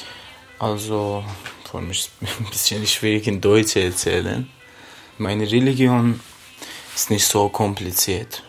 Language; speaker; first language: German; non-native, learner; Persian